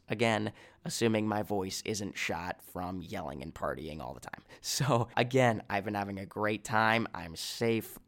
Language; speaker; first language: English; native; English